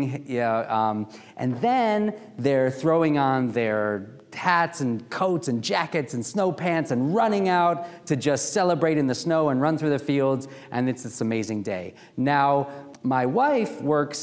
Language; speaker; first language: English; native; English